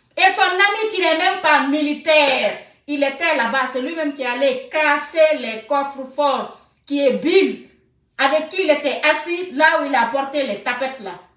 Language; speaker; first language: French; non-native, local second language; Susu